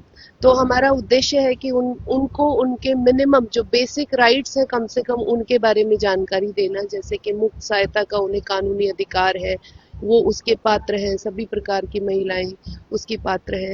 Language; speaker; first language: Hindi; native; Hindi